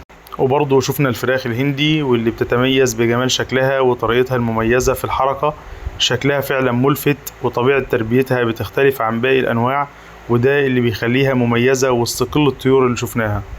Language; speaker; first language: Arabic; native; Arabic